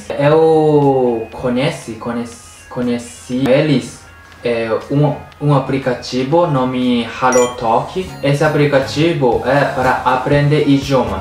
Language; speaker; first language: Portuguese; non-native, learner; Japanese